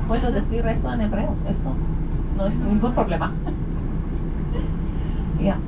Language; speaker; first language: Spanish; non-native, learner; Hebrew